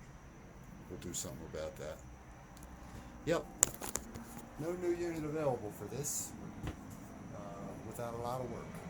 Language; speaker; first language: English; native; English